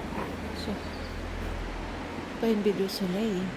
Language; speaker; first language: French; non-native, learner; Filipino